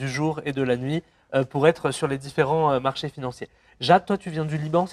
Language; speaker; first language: French; native; French